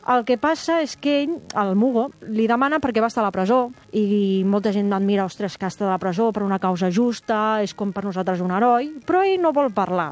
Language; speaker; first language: Catalan; native; Catalan